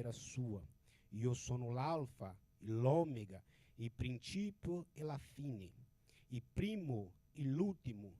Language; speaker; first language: Italian; non-native, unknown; Portuguese